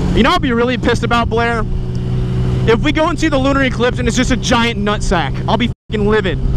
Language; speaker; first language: English; native; English